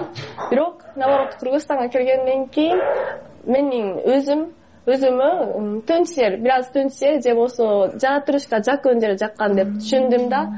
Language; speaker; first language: Kyrgyz; non-native, fluent; Japanese